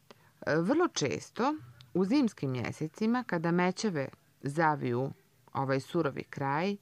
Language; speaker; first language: Croatian; native; Croatian